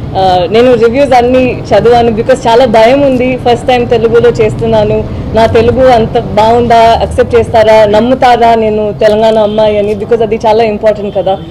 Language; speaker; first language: Telugu; non-native, learner; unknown